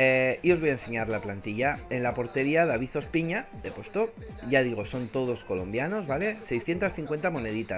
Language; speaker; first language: Spanish; native; Spanish